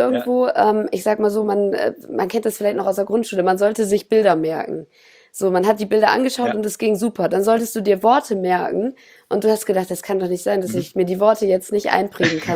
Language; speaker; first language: German; native; German